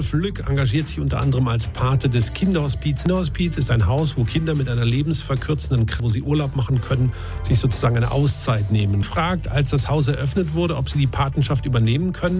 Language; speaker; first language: German; native; German